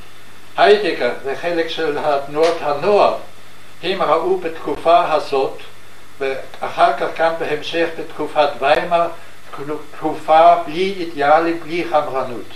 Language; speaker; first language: Hebrew; non-native, fluent; German